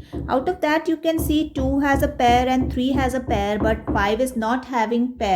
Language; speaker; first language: English; non-native, local second language; Hindi